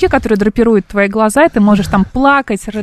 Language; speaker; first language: Russian; native; Russian